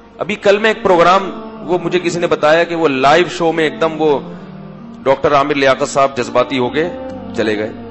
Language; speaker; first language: Urdu; native; Urdu